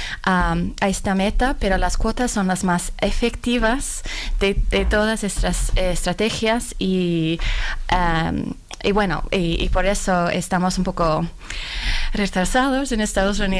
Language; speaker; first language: Spanish; non-native, fluent; Finnish